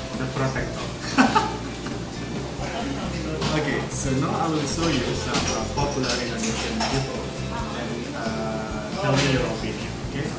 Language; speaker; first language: English; non-native, learner; Indonesian